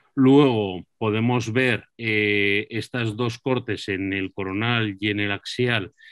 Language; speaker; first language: Spanish; native; Spanish